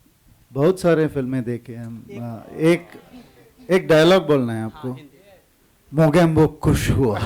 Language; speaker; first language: Hindi; non-native, learner; Tamil